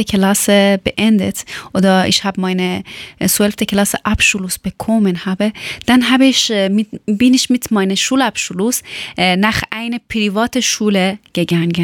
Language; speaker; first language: German; non-native, learner; Persian